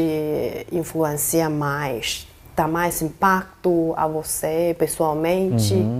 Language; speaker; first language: Portuguese; non-native, fluent; Chinese